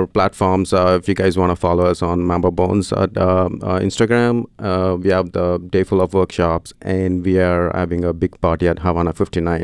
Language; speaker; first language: English; non-native, local second language; Tamil